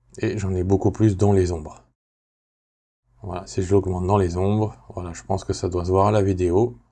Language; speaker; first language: French; native; French